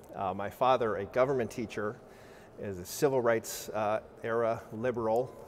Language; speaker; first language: English; native; English